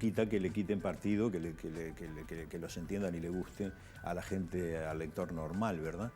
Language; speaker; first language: Spanish; native; Spanish